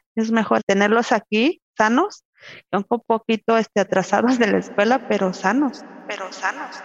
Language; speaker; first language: Spanish; native; Spanish